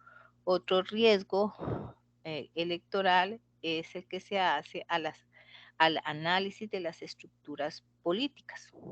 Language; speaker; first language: Spanish; native; Spanish